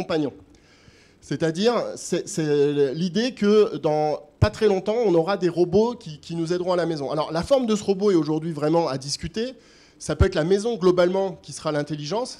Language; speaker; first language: French; native; French